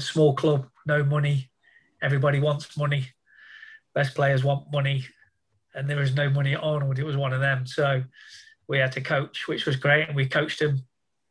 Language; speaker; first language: English; native; English